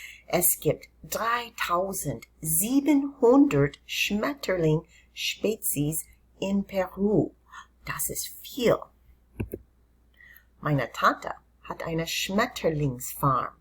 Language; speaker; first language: German; non-native, fluent; English